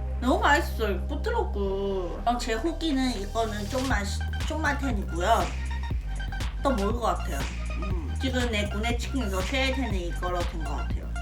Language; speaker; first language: Korean; non-native, learner; Chinese